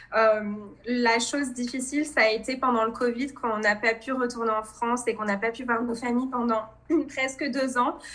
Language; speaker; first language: French; native; French